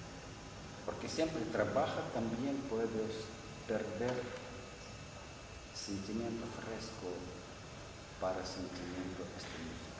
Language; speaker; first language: Spanish; non-native, learner; Russian